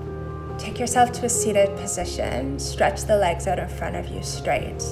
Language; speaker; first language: English; native; English